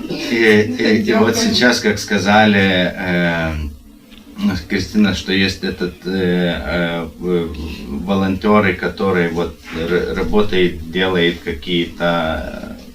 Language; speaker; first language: Russian; non-native, learner; Lithuanian